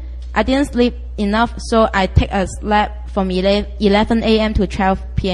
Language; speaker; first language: English; non-native, local second language; Cantonese